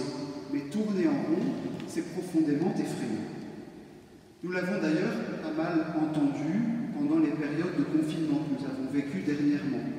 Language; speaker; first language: French; native; French